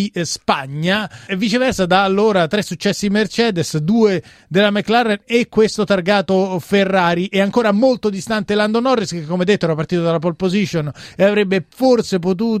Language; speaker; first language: Italian; native; Italian